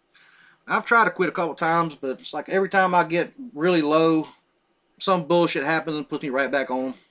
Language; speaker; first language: English; native; English